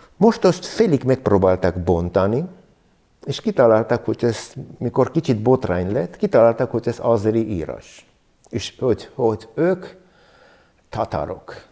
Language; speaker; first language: Hungarian; non-native, learner; Armenian